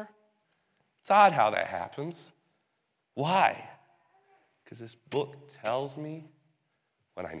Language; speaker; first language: English; native; English